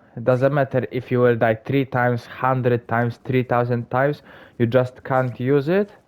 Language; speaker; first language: English; non-native, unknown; Polish